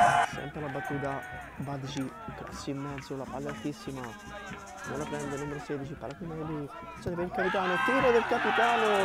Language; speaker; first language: Italian; native; Italian